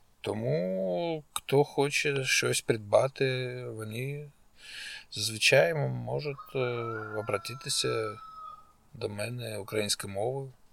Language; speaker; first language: Ukrainian; non-native, local second language; Russian